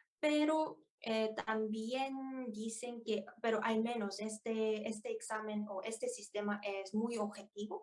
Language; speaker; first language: Spanish; non-native, fluent; Korean